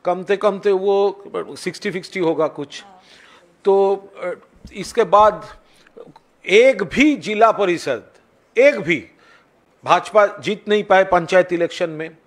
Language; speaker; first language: Hindi; non-native, local second language; Bangla